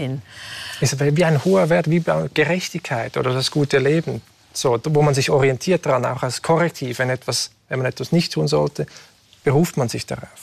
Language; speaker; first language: German; native; German